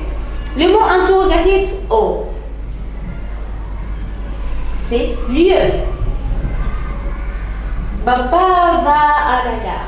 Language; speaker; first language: French; non-native, fluent; Arabic